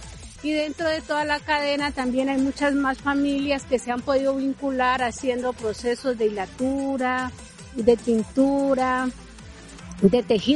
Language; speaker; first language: Spanish; native; Spanish